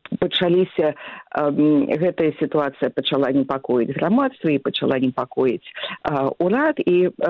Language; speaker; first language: Belarusian; native; Belarusian